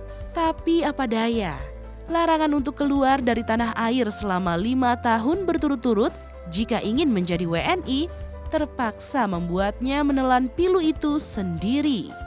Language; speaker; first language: Indonesian; native; Indonesian